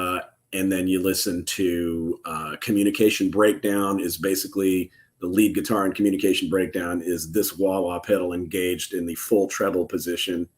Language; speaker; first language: English; native; English